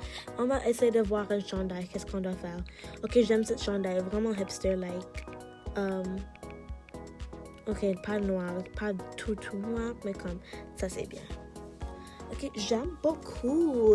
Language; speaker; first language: French; non-native, learner; English